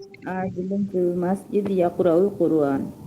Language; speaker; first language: Arabic; non-native, learner; Divehi